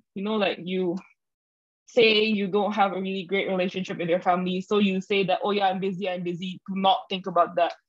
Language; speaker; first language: English; non-native, fluent; Indonesian